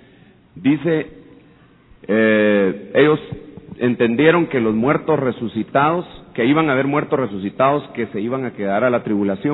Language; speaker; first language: Spanish; native; Spanish